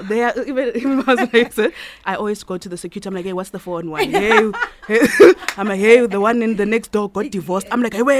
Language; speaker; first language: English; non-native, local second language; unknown